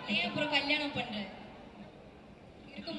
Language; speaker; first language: Tamil; non-native, fluent; Malayalam